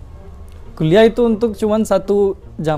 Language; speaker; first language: Indonesian; non-native, learner; Hindi